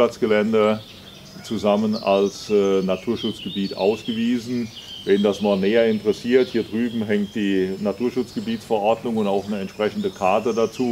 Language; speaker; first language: German; native; German